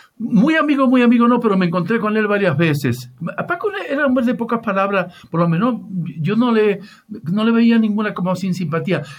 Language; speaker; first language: Spanish; native; Spanish